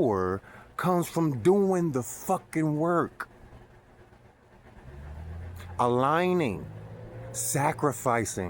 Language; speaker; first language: English; native; English